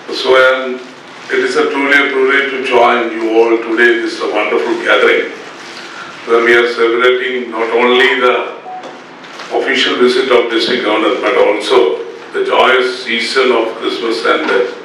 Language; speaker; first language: English; non-native, local second language; Malayalam